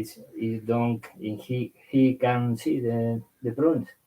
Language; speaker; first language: English; non-native, learner; Spanish